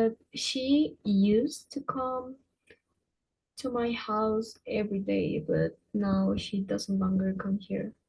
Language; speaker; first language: English; non-native, fluent; Spanish